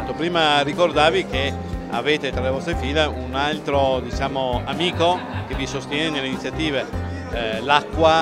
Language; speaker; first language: Italian; native; Italian